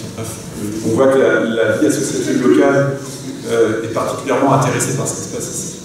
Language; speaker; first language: French; native; French